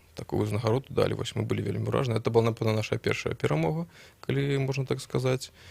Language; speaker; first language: Belarusian; non-native, local second language; Russian